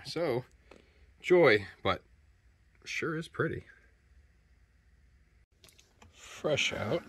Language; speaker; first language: English; native; English